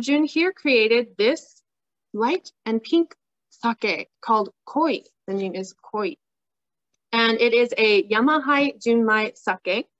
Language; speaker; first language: English; native; English